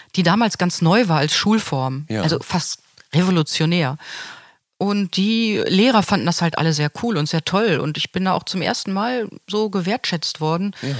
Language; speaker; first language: German; native; German